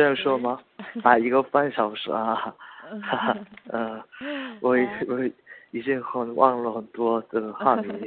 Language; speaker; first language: Chinese; non-native, learner; Korean